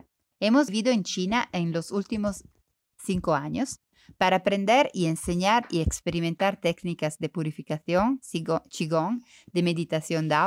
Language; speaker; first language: Spanish; non-native, learner; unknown